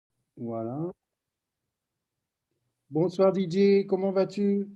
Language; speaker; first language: French; native; French